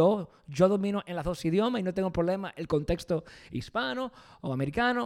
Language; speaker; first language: Spanish; early bilingual, heritage; Spanish